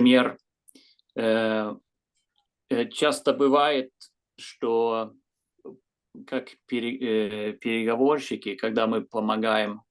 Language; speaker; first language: Russian; non-native, fluent; Swedish